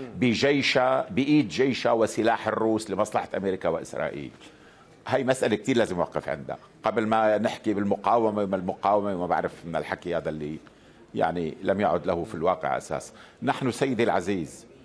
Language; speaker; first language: Arabic; native; Arabic